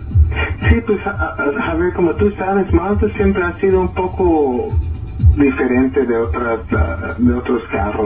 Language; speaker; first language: Spanish; early bilingual, heritage; Spanish